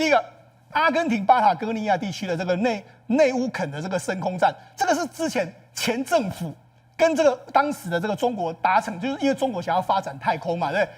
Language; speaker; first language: Chinese; native; Chinese